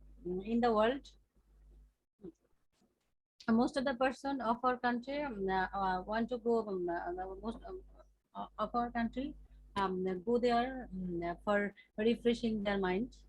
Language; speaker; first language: English; non-native, learner; Bangla